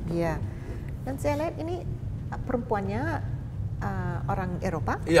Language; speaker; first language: Indonesian; non-native, fluent; English